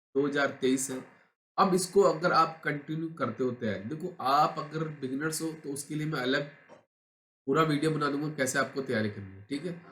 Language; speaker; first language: Hindi; native; Hindi